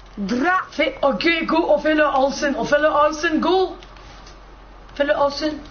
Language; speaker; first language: French; native; French